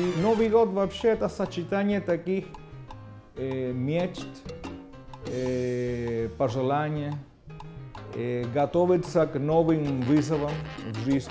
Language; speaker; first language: Russian; non-native, fluent; Spanish